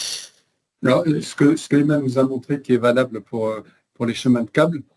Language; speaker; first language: French; native; French